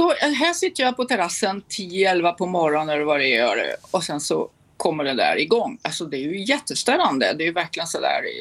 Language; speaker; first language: Swedish; non-native, fluent; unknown